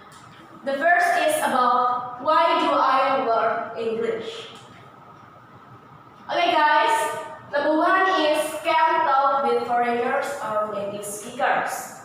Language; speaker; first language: English; non-native, learner; Indonesian